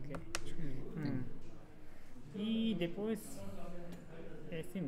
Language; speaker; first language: Portuguese; non-native, learner; Japanese